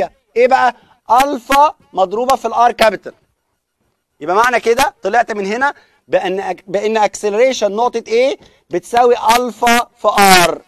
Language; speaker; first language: Arabic; native; Arabic